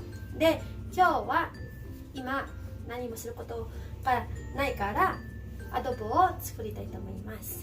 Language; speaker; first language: Japanese; non-native, fluent; Filipino